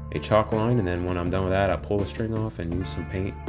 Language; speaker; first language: English; native; English